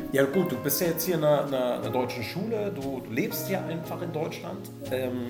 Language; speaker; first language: German; native; German